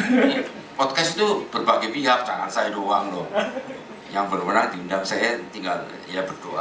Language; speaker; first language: Indonesian; native; Indonesian